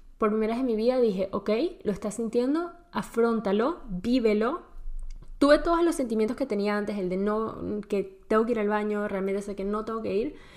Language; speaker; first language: Spanish; native; Spanish